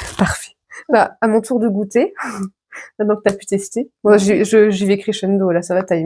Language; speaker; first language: French; native; French